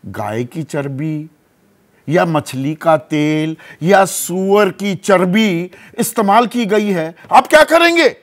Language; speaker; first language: Hindi; native; Hindi